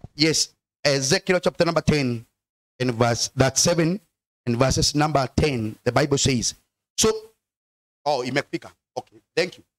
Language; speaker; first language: English; non-native, local second language; Swahili